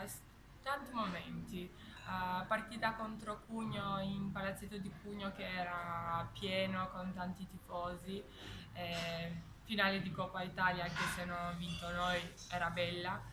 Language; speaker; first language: Italian; non-native, learner; Albanian